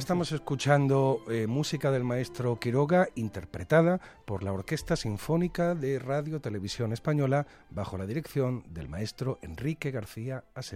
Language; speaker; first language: Spanish; native; Spanish